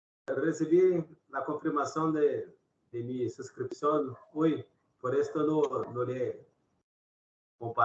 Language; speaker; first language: Spanish; non-native, learner; Portuguese